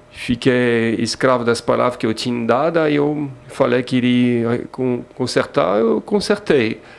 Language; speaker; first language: Portuguese; non-native, fluent; French